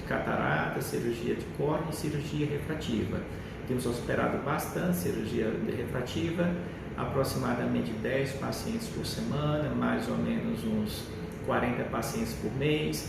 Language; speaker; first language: Portuguese; native; Portuguese